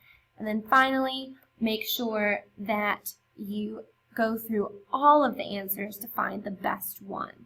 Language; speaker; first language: English; native; English